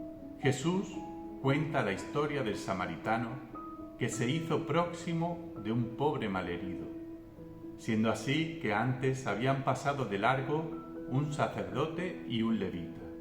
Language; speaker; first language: Spanish; native; Spanish